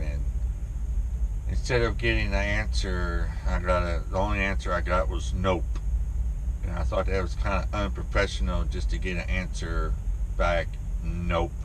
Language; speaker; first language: English; native; English